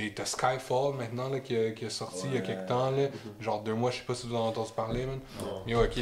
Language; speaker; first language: French; native; French